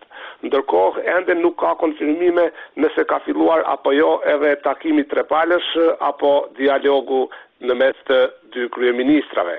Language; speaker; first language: Albanian; native; Albanian